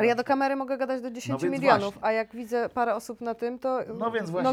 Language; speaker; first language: Polish; native; Polish